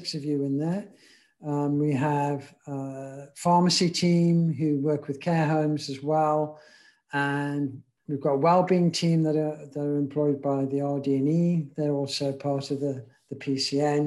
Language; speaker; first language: English; native; English